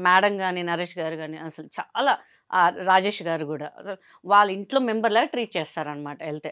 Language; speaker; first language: Telugu; non-native, local second language; Hindi